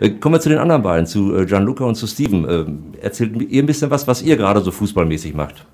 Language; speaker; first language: German; native; German